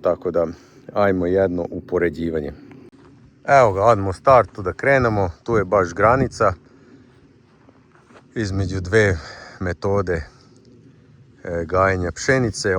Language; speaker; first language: Croatian; native; Croatian